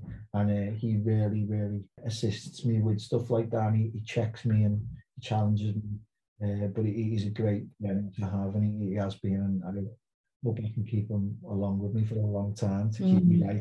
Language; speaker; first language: English; native; English